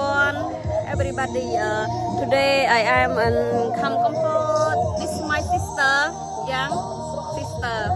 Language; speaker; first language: English; non-native, learner; Khmer